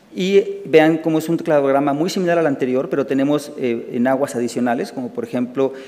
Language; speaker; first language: Spanish; native; Spanish